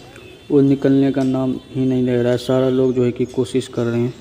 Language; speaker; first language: Hindi; native; Hindi